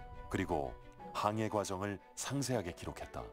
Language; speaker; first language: Korean; native; Korean